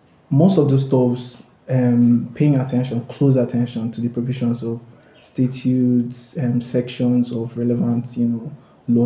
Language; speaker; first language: English; non-native, local second language; Ibibio